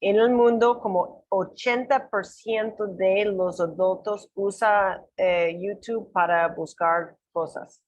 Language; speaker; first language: Spanish; non-native, learner; English